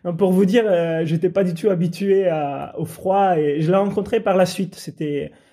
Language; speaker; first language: French; non-native, fluent; Italian